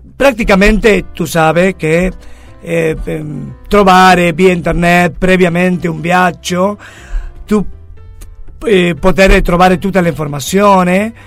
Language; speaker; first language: Italian; non-native, fluent; Spanish